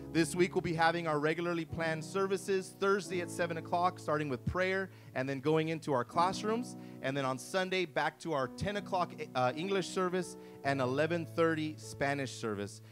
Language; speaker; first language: English; early bilingual, other home language; Spanish